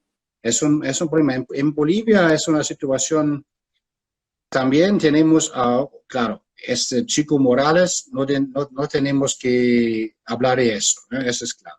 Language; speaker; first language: Spanish; non-native, fluent; German